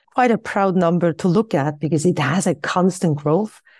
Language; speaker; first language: English; non-native, fluent; Swiss German